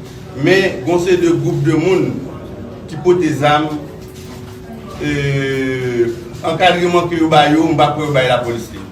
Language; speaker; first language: Haitian Creole; native; Haitian Creole